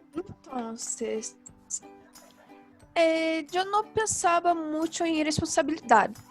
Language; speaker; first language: Spanish; non-native, learner; Portuguese